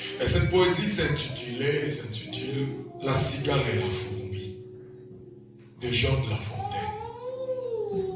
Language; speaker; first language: French; non-native, local second language; Lingala